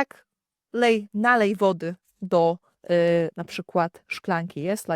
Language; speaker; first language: Polish; native; Polish